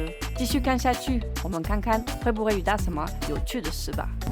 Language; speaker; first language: Chinese; non-native, fluent; French